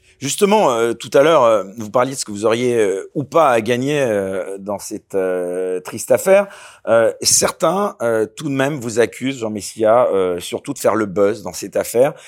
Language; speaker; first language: French; native; French